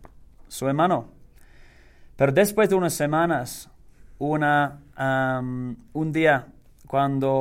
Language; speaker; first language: Spanish; non-native, learner; English